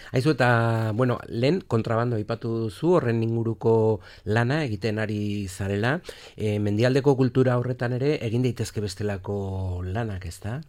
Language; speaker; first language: Basque; native; Basque